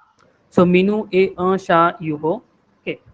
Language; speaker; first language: French; non-native, fluent; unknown